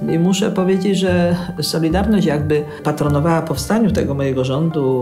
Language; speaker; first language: Polish; native; Polish